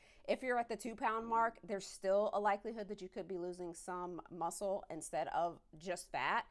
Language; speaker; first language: English; native; English